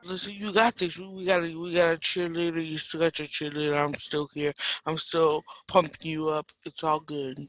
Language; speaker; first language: English; native; English